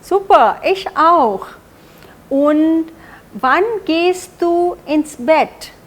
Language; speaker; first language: German; non-native, fluent; Hindi